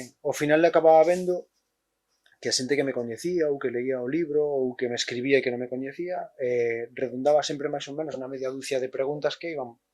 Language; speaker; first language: Galician; native; Galician